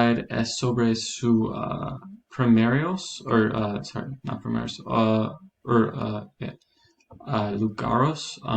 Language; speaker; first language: Spanish; non-native, learner; English